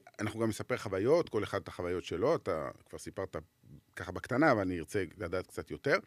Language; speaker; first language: Hebrew; native; Hebrew